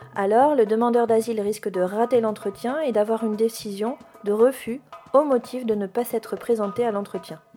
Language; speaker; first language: French; native; French